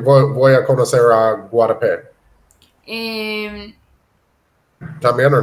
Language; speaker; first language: Spanish; non-native, learner; English